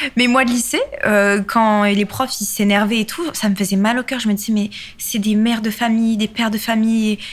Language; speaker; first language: French; native; French